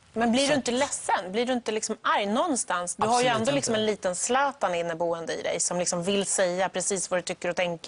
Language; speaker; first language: Swedish; native; Swedish